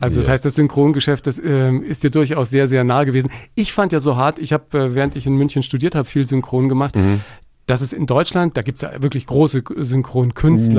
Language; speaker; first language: German; native; German